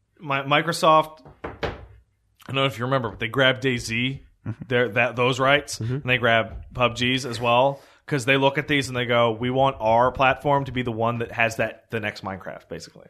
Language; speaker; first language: English; early bilingual, other home language; French